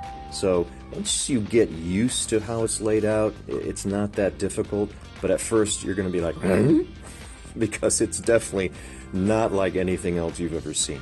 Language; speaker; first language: English; native; English